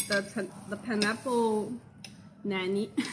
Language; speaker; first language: English; non-native, fluent; Chinese